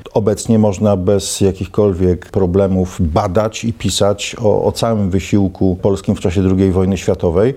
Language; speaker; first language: Polish; native; Polish